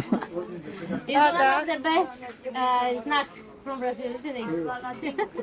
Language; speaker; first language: English; non-native, learner; Portuguese